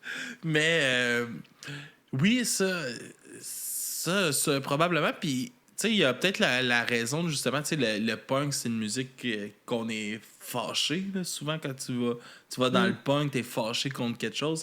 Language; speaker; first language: French; native; French